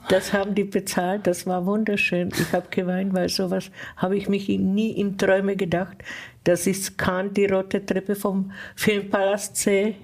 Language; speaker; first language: German; non-native, fluent; Czech